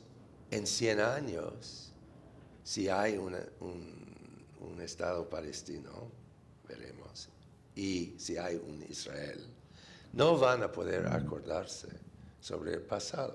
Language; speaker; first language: Spanish; non-native, fluent; English